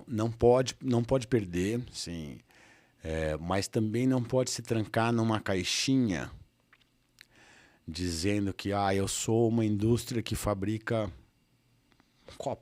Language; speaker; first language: Portuguese; native; Portuguese